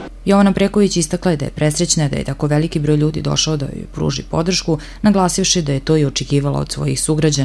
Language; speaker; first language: Serbian; native; Serbian